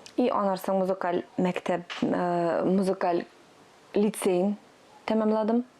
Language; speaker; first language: Tatar; non-native, local second language; Russian